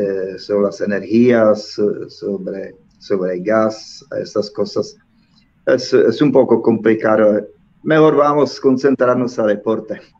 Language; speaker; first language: Spanish; non-native, fluent; Czech